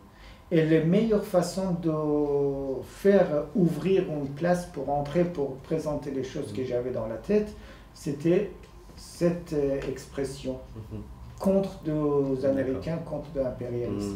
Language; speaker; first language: French; non-native, fluent; Persian